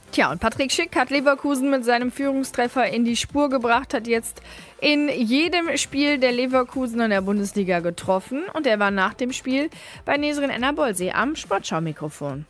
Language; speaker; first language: German; native; German